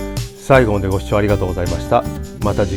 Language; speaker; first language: Japanese; native; Japanese